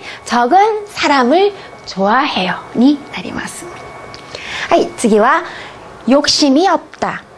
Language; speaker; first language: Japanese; non-native, fluent; Korean